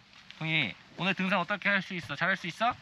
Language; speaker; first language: Korean; native; Korean